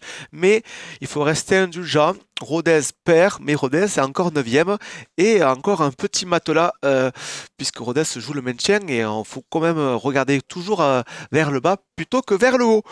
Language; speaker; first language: French; native; French